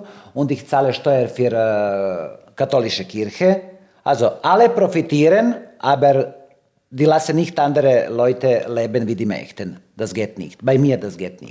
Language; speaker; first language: German; non-native, learner; Serbian